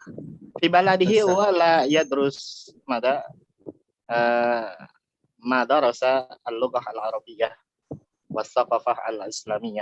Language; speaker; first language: Arabic; non-native, fluent; Indonesian